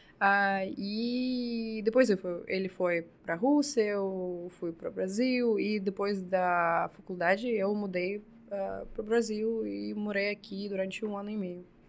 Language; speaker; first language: Portuguese; non-native, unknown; Russian